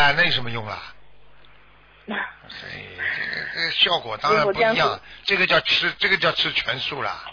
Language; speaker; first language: Chinese; native; Chinese